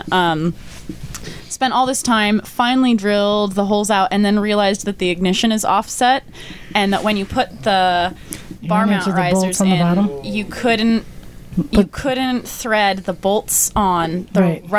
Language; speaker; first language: English; native; English